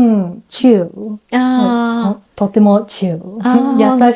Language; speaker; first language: Japanese; non-native, learner; English